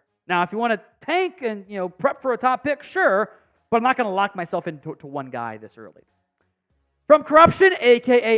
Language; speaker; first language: English; native; English